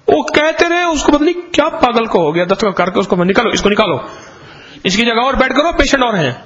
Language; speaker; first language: Urdu; non-native, local second language; Punjabi